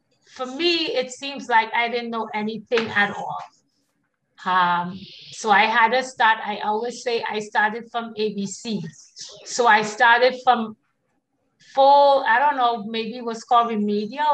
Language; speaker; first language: English; native; English